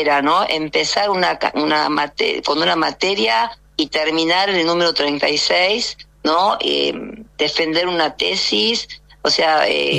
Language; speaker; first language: Spanish; early bilingual, other home language; Korean